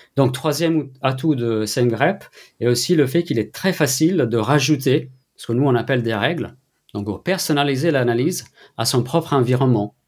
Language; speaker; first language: French; non-native, fluent; Italian